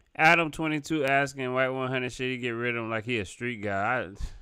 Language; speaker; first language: English; native; English